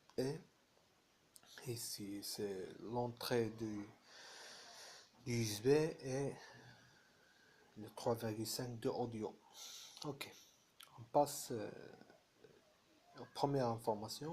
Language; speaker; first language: French; non-native, fluent; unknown